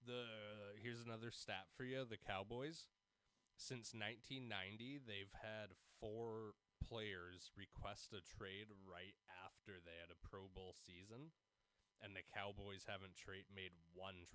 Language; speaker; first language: English; native; English